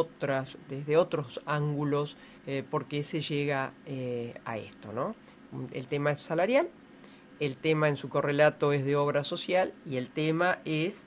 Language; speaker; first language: Spanish; native; Spanish